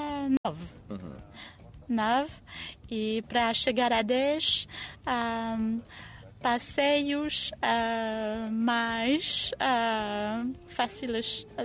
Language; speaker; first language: Portuguese; non-native, fluent; French